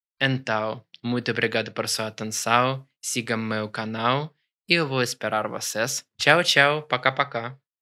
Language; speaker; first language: Portuguese; non-native, learner; Russian